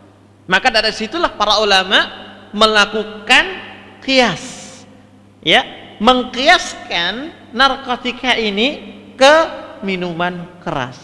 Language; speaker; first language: Indonesian; native; Indonesian